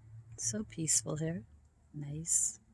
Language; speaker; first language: English; native; English